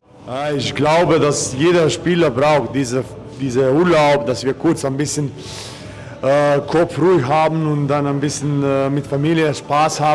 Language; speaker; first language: German; non-native, fluent; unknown